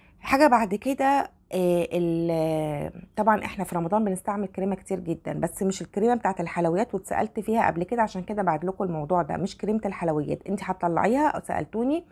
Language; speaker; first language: Arabic; native; Arabic